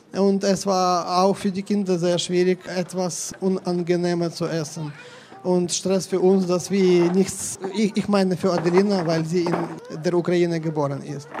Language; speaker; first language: German; non-native, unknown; Ukrainian